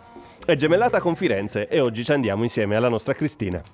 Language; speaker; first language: Italian; native; Italian